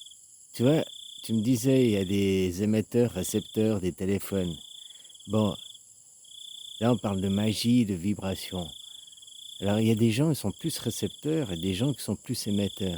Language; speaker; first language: French; native; French